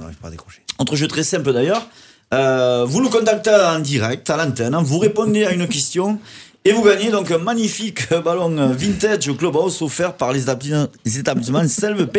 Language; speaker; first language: French; native; French